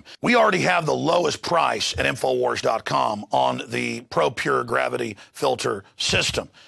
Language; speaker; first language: English; native; English